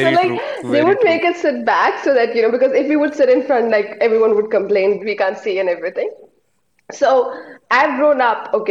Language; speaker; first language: English; non-native, local second language; Hindi